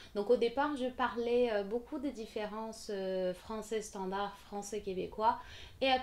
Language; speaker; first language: French; non-native, fluent; Portuguese